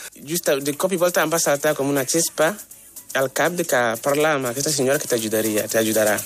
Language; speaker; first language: Catalan; non-native, fluent; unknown